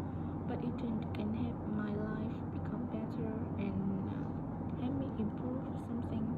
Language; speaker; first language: English; non-native, learner; Vietnamese